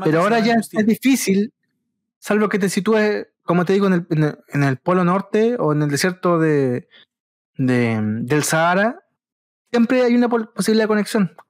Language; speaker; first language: Spanish; native; Spanish